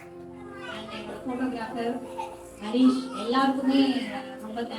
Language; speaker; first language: Tamil; native; Tamil